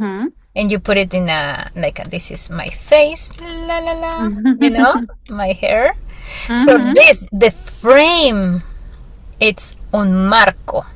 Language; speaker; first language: English; non-native, fluent; Spanish